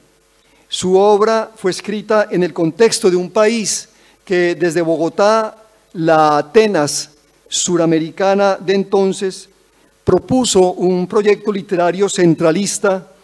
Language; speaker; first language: Spanish; native; Spanish